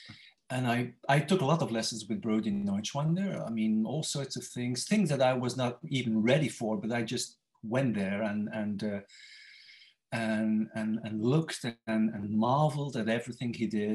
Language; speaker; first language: English; non-native, fluent; Dutch